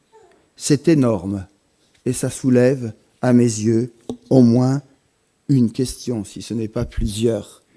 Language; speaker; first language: French; native; French